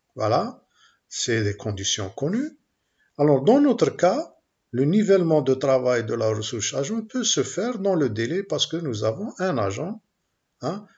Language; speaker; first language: French; non-native, local second language; Arabic